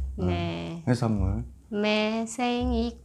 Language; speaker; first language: Korean; non-native, learner; Khmer